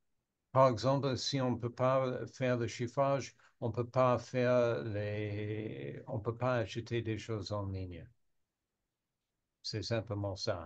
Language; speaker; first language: French; non-native, learner; English